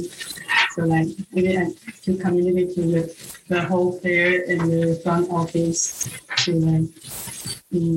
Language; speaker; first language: English; non-native, fluent; Chinese